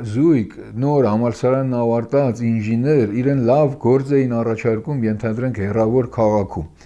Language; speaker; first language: Armenian; early bilingual, heritage; Armenian